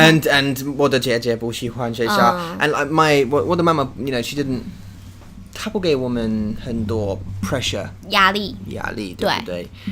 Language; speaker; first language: Chinese; non-native, learner; English